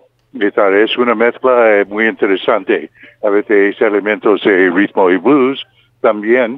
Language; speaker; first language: Spanish; non-native, fluent; English